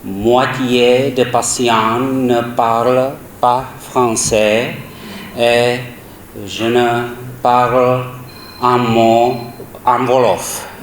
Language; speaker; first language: French; non-native, learner; Czech